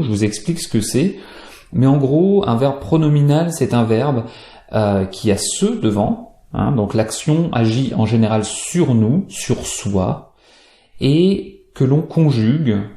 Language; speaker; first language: French; native; French